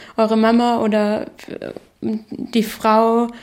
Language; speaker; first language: German; non-native, local second language; Danish